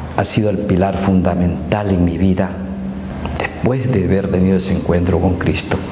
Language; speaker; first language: Spanish; native; Spanish